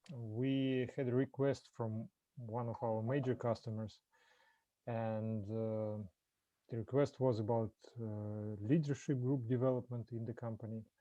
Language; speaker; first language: English; non-native, fluent; Russian